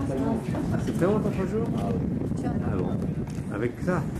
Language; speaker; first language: French; native; French